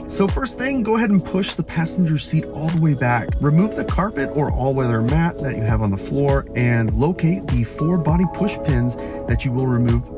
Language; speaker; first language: English; native; English